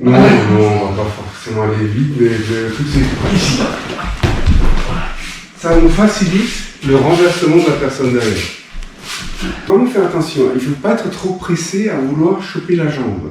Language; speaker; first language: French; native; French